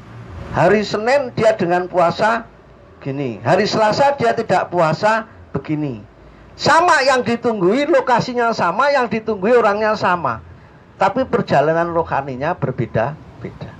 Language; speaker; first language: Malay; non-native, local second language; Javanese